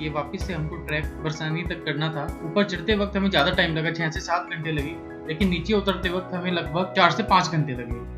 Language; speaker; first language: Hindi; native; Hindi